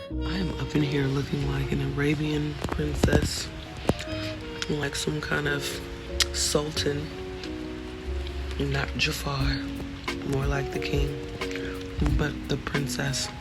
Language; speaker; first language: English; native; English